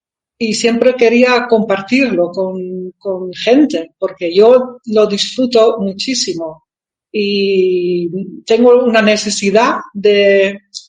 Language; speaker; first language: Spanish; non-native, fluent; Dutch